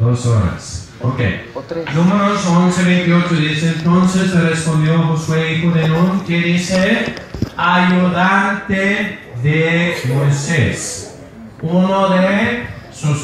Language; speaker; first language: Spanish; non-native, fluent; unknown